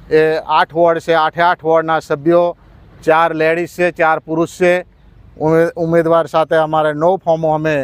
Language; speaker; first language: Gujarati; non-native, local second language; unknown